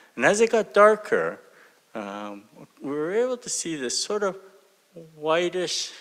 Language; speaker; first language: English; early bilingual, other home language; Japanese